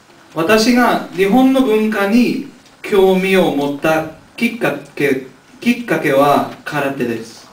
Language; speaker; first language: Japanese; non-native, learner; English